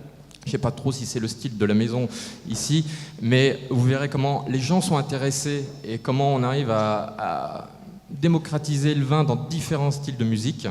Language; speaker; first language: French; native; French